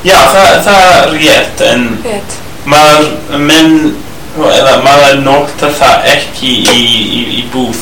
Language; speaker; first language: Icelandic; non-native, learner; English